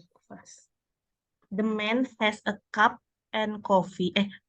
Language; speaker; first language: English; non-native, learner; Indonesian